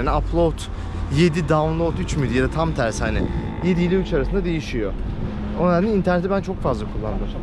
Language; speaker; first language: Turkish; native; Turkish